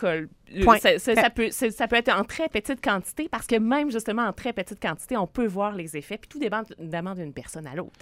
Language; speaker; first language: French; native; French